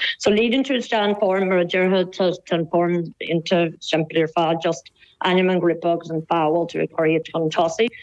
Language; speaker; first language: Irish; native; Irish